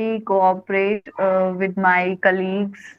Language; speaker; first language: English; non-native, learner; Hindi